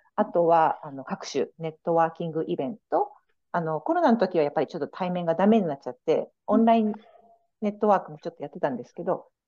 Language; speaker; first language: Japanese; native; Japanese